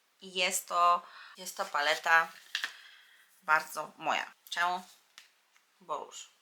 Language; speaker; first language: Polish; native; Polish